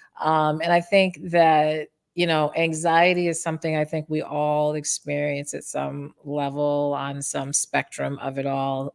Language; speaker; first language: English; native; English